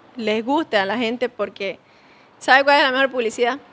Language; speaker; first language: Spanish; native; Spanish